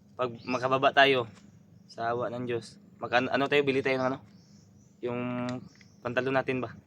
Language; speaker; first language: Filipino; non-native, local second language; Cebuano